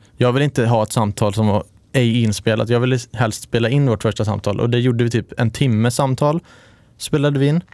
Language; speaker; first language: Swedish; native; Swedish